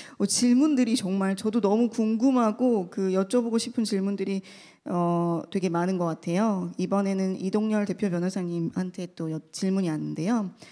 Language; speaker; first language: Korean; native; Korean